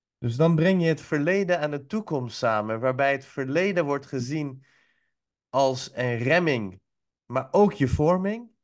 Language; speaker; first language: Dutch; early bilingual, other home language; Persian